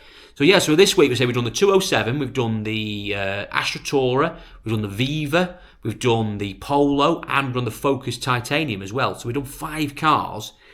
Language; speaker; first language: English; native; English